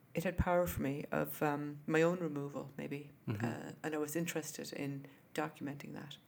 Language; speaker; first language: English; native; English